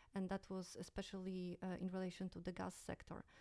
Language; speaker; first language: English; non-native, fluent; Polish